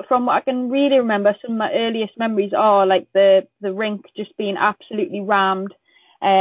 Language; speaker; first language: English; native; English